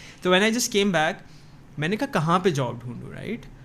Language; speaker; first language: Urdu; early bilingual, heritage; Urdu